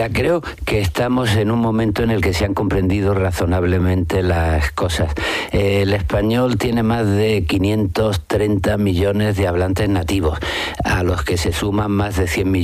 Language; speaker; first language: Spanish; native; Spanish